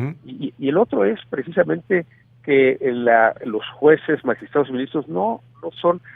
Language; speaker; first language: Spanish; native; Spanish